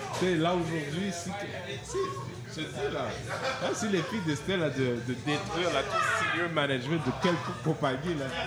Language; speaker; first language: French; native; French